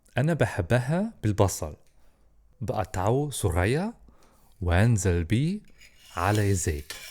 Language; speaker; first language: Egyptian Arabic; non-native, learner; German